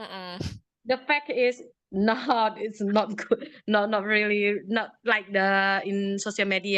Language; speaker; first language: English; non-native, learner; Indonesian